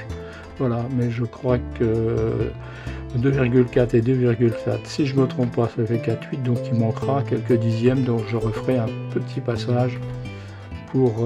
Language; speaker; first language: French; native; French